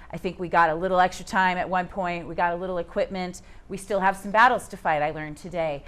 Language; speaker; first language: English; native; English